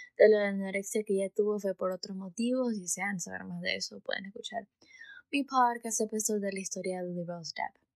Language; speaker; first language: Spanish; early bilingual, heritage; Spanish